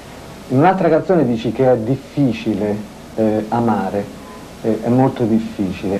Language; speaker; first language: Italian; native; Italian